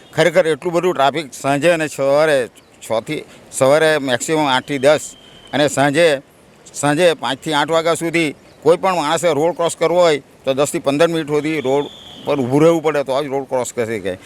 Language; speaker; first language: Gujarati; native; Gujarati